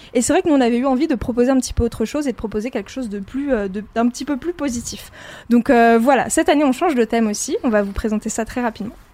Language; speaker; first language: French; native; French